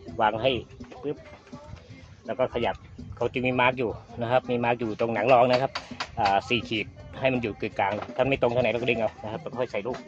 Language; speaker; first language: Thai; native; Thai